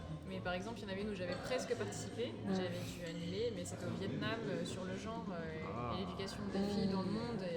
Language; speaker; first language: French; native; French